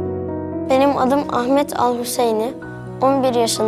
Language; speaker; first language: Turkish; early bilingual, other home language; Arabic